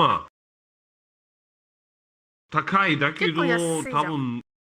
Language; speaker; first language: Japanese; non-native, learner; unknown